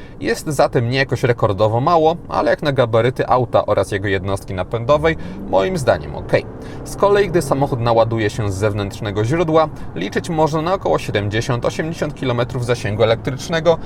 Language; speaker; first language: Polish; native; Polish